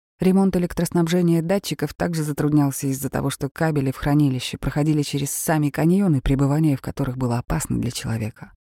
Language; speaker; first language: Russian; native; Russian